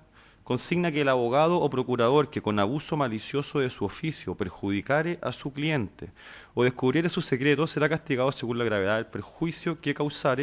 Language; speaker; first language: Spanish; native; Spanish